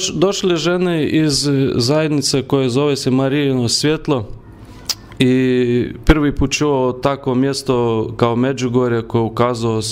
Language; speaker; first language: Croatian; non-native, learner; Lithuanian